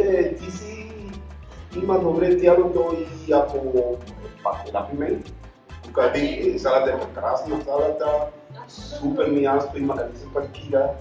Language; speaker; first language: Bulgarian; non-native, learner; Spanish